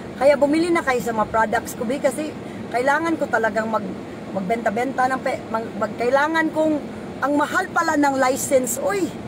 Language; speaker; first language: Filipino; non-native, local second language; Cebuano